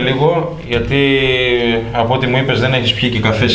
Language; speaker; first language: Greek; native; Greek